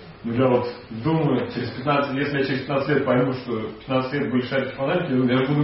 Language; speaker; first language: Russian; native; Russian